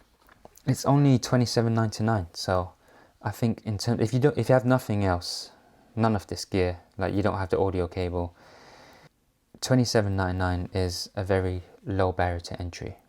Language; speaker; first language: English; native; English